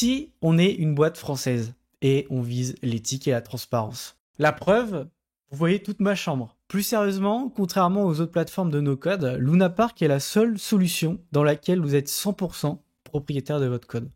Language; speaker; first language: French; native; French